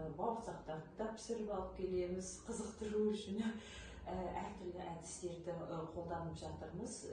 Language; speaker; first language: Kazakh; non-native, local second language; Ukrainian